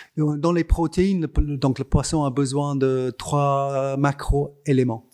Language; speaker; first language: French; non-native, fluent; English